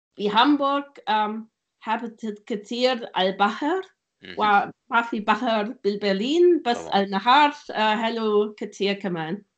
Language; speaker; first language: Arabic; non-native, learner; German